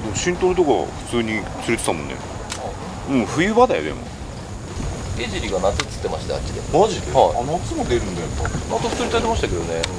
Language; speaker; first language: Japanese; native; Japanese